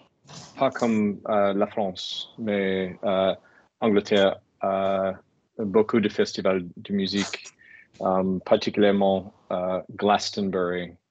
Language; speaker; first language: French; non-native, learner; English